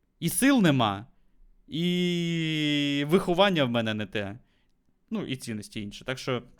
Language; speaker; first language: Ukrainian; native; Ukrainian